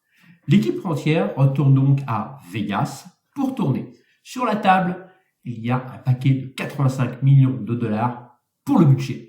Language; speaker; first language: French; native; French